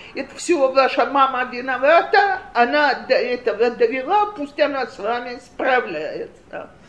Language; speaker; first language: Russian; native; Russian